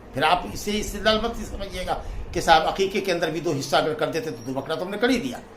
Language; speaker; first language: Urdu; native; Urdu